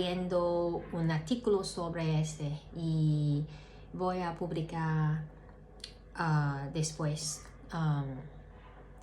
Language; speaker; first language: Spanish; non-native, learner; Cantonese